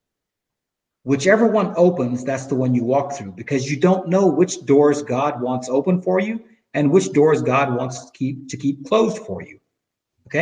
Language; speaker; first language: English; native; English